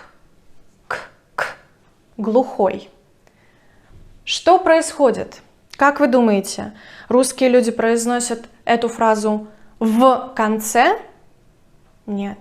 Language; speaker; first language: Russian; native; Russian